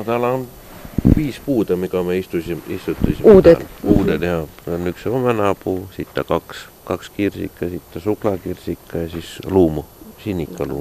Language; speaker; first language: Finnish; non-native, learner; Estonian